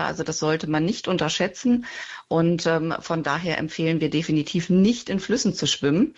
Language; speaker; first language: German; native; German